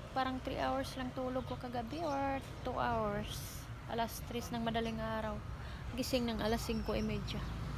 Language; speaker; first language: Filipino; non-native, local second language; Cebuano